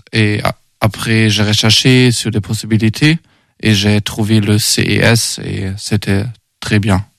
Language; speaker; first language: French; non-native, learner; German